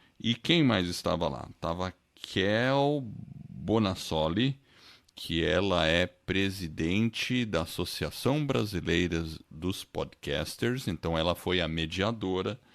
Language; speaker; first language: Portuguese; non-native, fluent; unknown